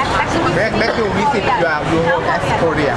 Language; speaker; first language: Thai; native; Thai